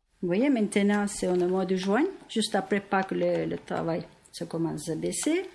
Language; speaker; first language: French; non-native, fluent; Turkish